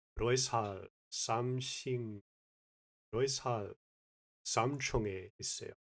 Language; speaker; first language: Korean; non-native, learner; English